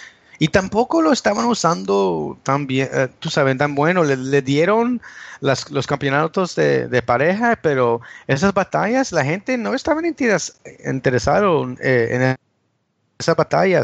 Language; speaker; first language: Spanish; early bilingual, heritage; English